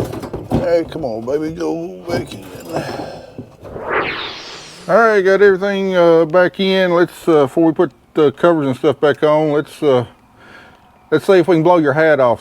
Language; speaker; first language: English; native; English